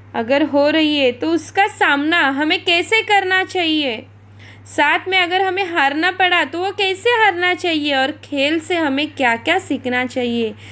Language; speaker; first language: Hindi; non-native, local second language; Marathi